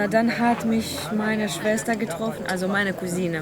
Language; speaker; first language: German; non-native, learner; Ukrainian